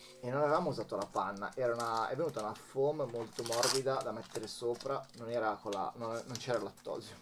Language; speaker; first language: Italian; native; Italian